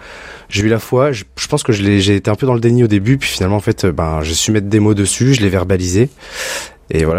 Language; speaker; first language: French; native; French